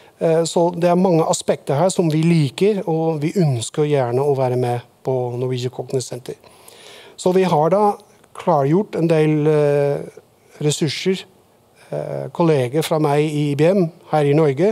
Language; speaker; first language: Norwegian; non-native, fluent; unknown